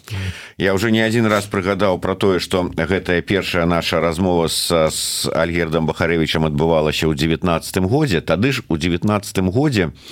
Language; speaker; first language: Belarusian; native; Belarusian